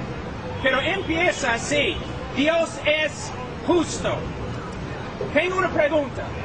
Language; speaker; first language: Spanish; non-native, fluent; English